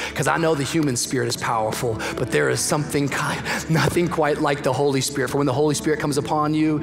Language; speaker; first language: English; native; English